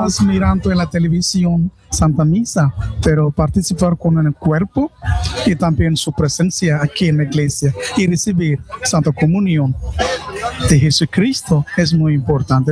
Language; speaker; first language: Spanish; non-native, learner; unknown